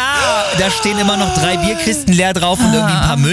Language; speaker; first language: German; native; German